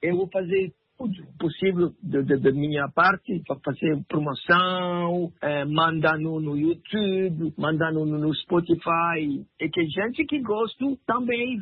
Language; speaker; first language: Portuguese; non-native, learner; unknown